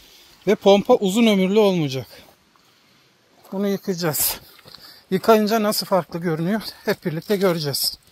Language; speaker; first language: Turkish; native; Turkish